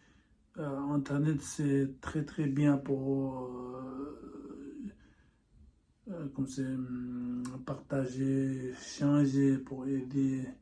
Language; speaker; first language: French; non-native, learner; Tibetan